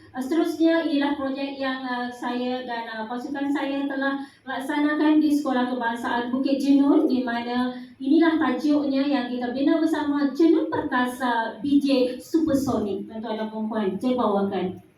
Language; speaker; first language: Malay; native; Malay